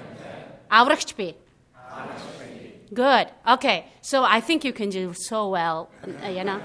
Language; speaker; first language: English; non-native, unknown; Mongolian